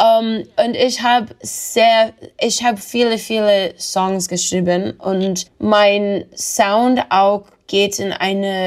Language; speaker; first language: German; non-native, learner; English